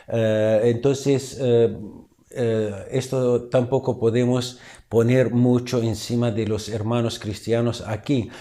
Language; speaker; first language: Spanish; non-native, fluent; Arabic